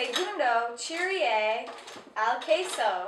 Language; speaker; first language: Spanish; non-native, learner; English